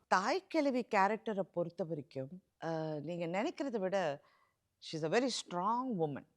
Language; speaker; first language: Tamil; native; Tamil